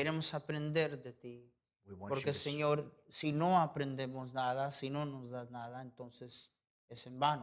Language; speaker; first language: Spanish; non-native, fluent; English